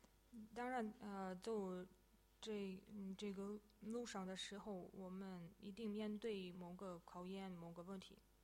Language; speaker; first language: Chinese; non-native, fluent; Russian